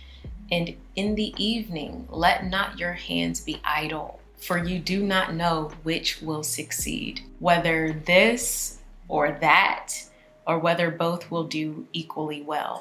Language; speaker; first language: English; native; English